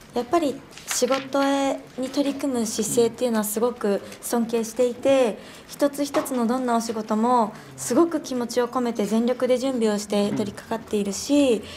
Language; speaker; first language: Japanese; native; Japanese